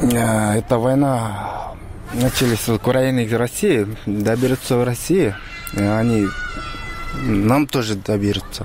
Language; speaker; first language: Russian; non-native, learner; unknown